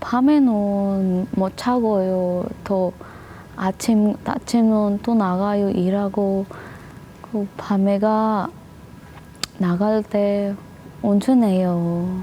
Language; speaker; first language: Korean; non-native, learner; Filipino